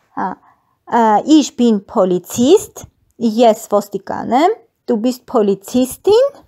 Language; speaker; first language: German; non-native, fluent; Armenian